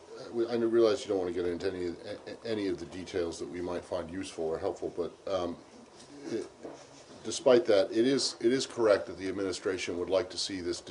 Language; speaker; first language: English; native; English